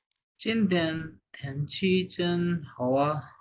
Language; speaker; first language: Chinese; non-native, learner; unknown